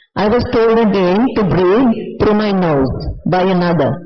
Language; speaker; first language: English; non-native, local second language; Sinhala